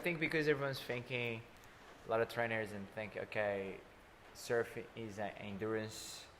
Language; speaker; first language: English; non-native, fluent; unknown